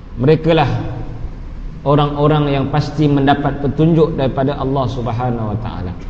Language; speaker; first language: Malay; native; Malay